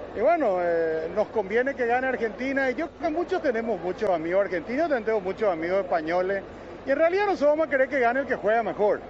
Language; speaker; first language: Spanish; native; Spanish